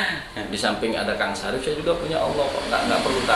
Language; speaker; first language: Indonesian; native; Indonesian